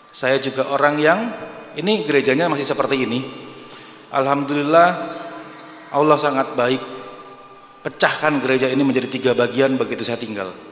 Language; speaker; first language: Indonesian; native; Indonesian